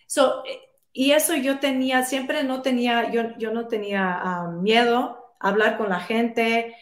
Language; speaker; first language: Spanish; early bilingual, heritage; Spanish